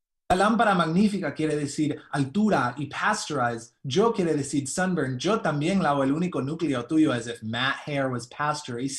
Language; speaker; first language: Spanish; early bilingual, heritage; Spanish